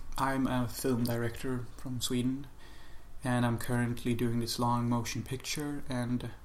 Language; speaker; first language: English; non-native, fluent; Swedish